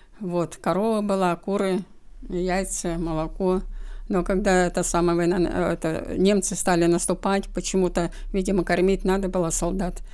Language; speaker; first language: Russian; native; Russian